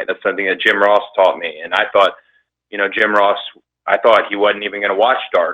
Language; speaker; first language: English; native; English